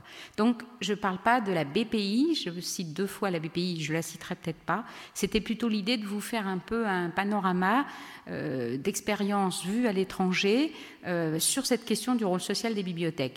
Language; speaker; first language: French; native; French